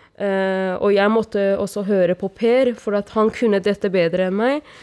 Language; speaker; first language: Norwegian; non-native, fluent; Persian